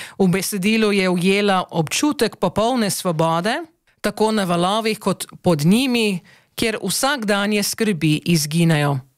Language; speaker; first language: Slovenian; early bilingual, heritage; Slovenian